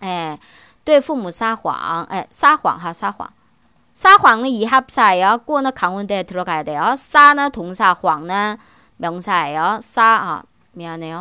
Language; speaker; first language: Korean; non-native, fluent; Chinese